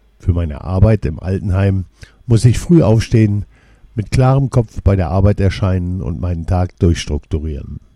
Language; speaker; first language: German; non-native, fluent; Portuguese